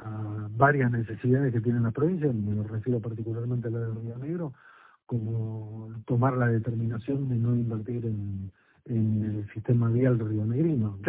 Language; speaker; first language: Spanish; native; Spanish